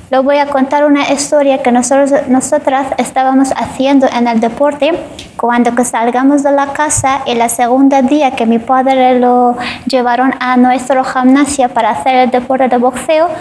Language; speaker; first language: Spanish; non-native, fluent; Persian